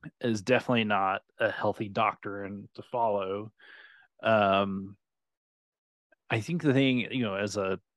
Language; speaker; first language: English; native; English